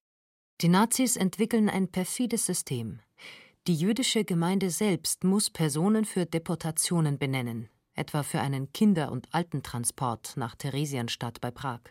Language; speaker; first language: German; native; German